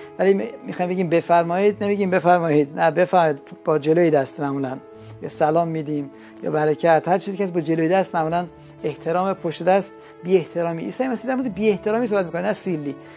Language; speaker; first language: Persian; non-native, local second language; Armenian